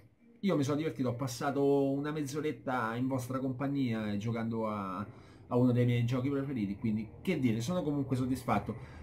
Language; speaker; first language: Italian; native; Italian